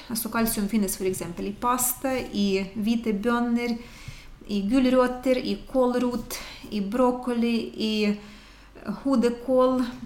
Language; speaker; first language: Norwegian; non-native, fluent; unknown